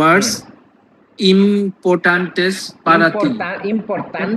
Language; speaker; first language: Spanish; non-native, learner; Bangla